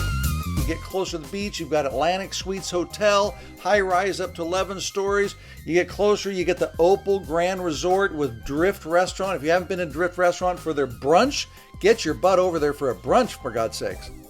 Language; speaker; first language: English; native; English